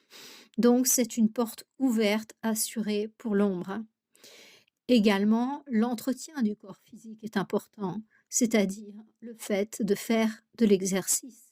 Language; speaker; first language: French; native; French